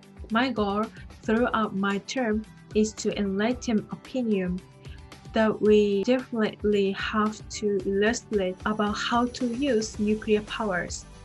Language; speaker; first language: English; non-native, learner; Japanese